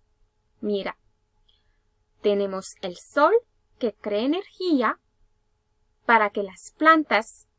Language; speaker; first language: Spanish; early bilingual, heritage; Spanish